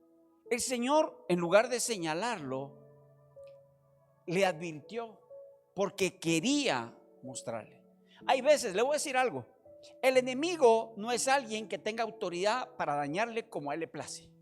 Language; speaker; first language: Spanish; native; Spanish